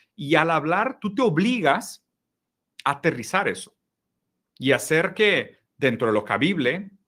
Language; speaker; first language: Spanish; early bilingual, other home language; Portuguese